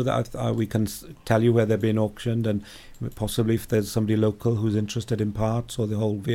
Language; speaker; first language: English; native; English